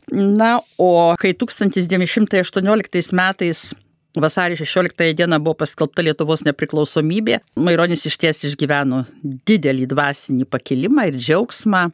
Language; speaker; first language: Lithuanian; native; Lithuanian